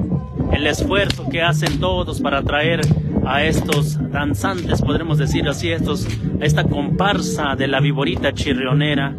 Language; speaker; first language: Spanish; native; Spanish